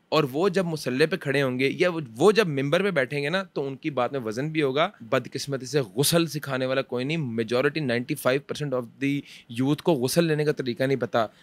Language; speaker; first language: Urdu; early bilingual, heritage; Urdu